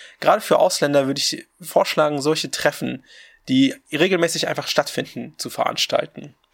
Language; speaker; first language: German; early bilingual, other home language; Russian